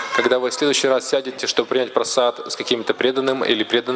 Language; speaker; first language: Russian; native; Russian